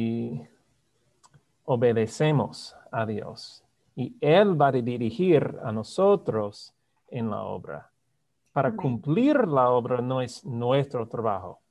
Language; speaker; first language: Spanish; non-native, fluent; English